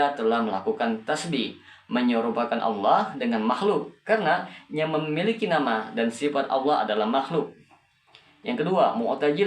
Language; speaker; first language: Indonesian; native; Indonesian